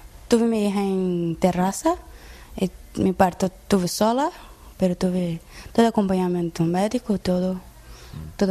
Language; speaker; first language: Spanish; non-native, learner; Portuguese